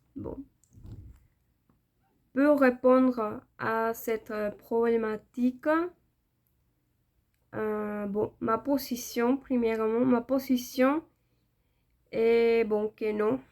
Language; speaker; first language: French; non-native, learner; Spanish